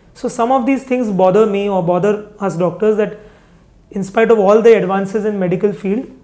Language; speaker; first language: English; non-native, local second language; Hindi